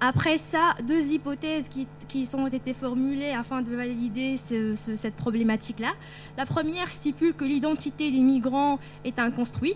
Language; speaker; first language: French; non-native, local second language; Arabic